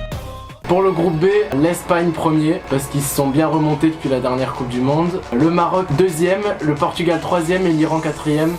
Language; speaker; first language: French; native; French